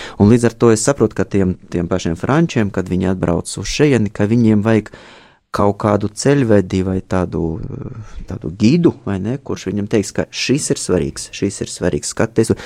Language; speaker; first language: Latvian; non-native, fluent; Russian